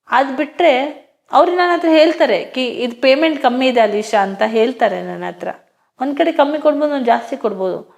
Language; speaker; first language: Kannada; non-native, local second language; Hindi